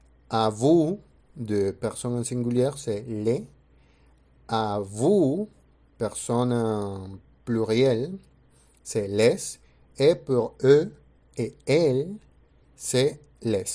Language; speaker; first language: French; non-native, fluent; Spanish